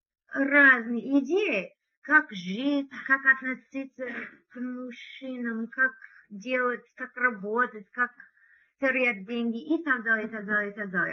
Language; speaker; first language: Russian; non-native, learner; English